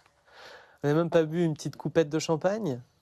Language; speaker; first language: French; native; French